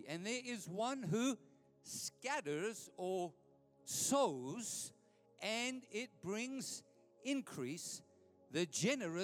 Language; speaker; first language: English; native; English